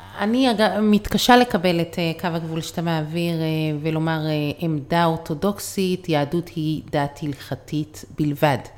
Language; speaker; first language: Hebrew; native; Hebrew